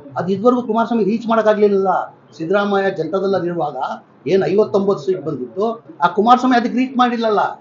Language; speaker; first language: Kannada; non-native, local second language; Urdu